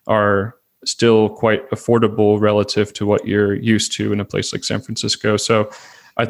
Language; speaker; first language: English; native; English